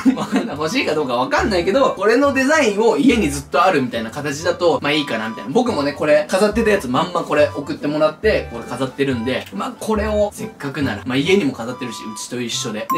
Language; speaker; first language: Japanese; native; Japanese